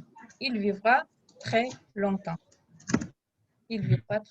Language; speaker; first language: French; non-native, fluent; Russian